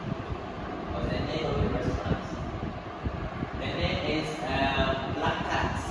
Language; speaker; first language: English; non-native, fluent; Vietnamese